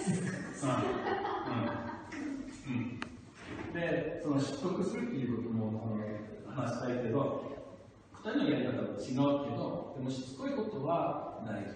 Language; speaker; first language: Japanese; non-native, fluent; English